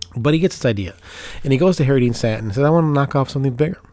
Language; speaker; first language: English; native; English